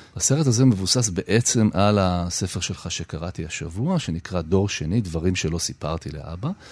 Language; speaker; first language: Hebrew; native; Hebrew